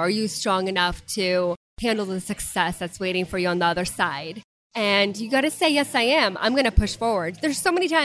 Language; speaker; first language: English; non-native, fluent; Russian